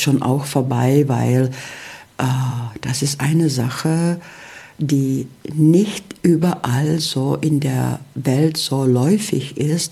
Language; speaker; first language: German; early bilingual, heritage; Czech